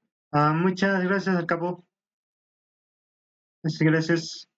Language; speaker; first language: Spanish; native; Spanish